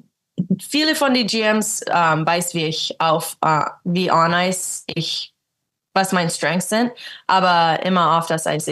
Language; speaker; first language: German; early bilingual, heritage; English